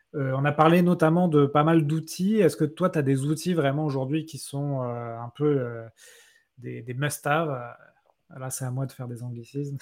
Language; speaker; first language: French; native; French